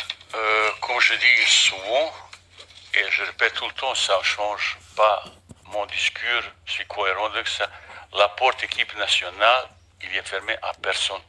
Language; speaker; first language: French; non-native, fluent; Bosnian